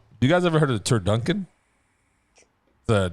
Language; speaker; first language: English; native; English